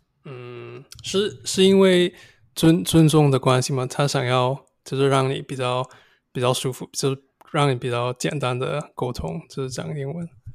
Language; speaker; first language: Chinese; non-native, fluent; English